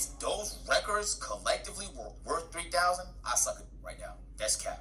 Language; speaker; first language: English; native; English